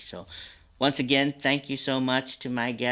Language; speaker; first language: English; native; English